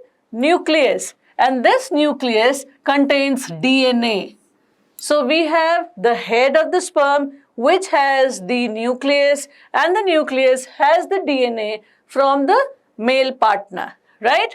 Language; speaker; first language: English; non-native, local second language; Hindi